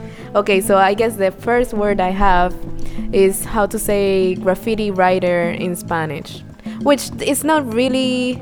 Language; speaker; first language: English; non-native, fluent; Spanish